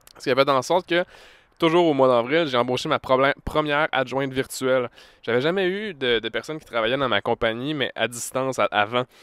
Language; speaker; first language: French; native; French